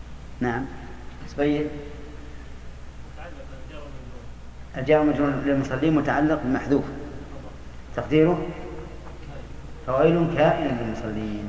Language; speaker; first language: Arabic; native; Arabic